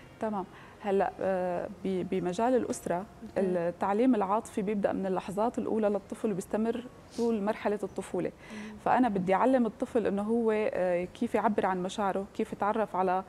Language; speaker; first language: Arabic; native; Arabic